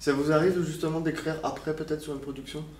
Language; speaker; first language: French; native; French